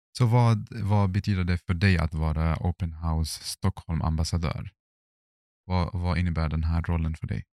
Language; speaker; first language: Swedish; non-native, fluent; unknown